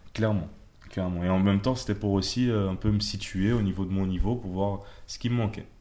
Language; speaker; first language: French; native; French